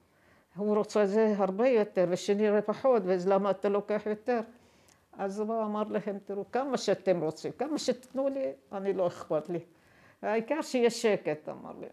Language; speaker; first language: Hebrew; non-native, fluent; Arabic